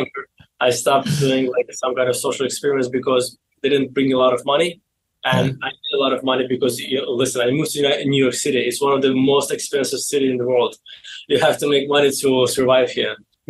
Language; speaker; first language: English; non-native, fluent; Azerbaijani